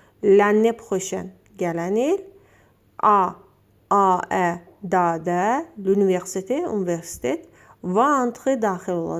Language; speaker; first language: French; non-native, fluent; Azerbaijani